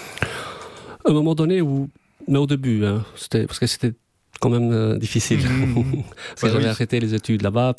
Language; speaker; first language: French; non-native, fluent; Albanian